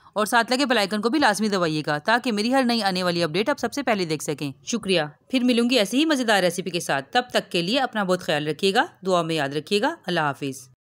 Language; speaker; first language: Urdu; native; Urdu